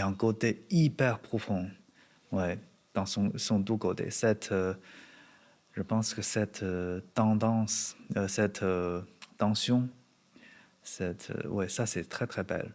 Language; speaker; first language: French; non-native, learner; Chinese